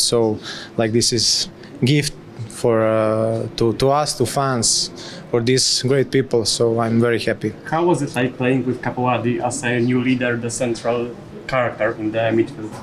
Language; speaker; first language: English; non-native, fluent; Polish